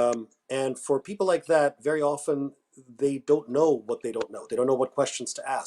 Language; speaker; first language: English; native; English